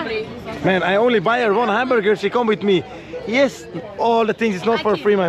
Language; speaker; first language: English; non-native, fluent; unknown